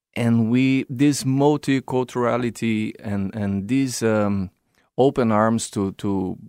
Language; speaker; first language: English; non-native, fluent; Portuguese